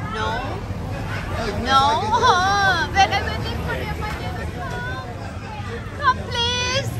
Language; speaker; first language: English; non-native, learner; Thai